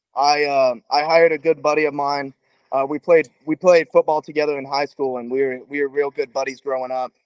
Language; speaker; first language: English; native; English